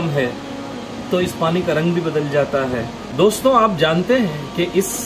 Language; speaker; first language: Hindi; non-native, local second language; Gujarati